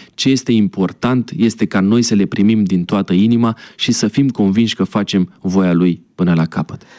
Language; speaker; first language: Romanian; native; Romanian